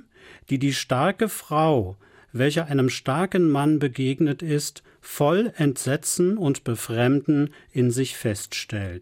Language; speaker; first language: German; native; German